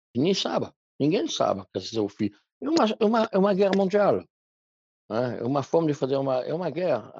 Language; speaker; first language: Portuguese; non-native, fluent; French